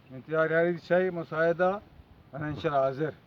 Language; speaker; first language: Arabic; non-native, learner; Baluchi